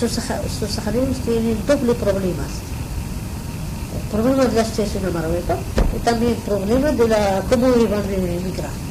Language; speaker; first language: Spanish; non-native, learner; Arabic